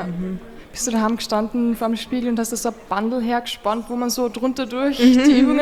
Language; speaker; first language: German; native; German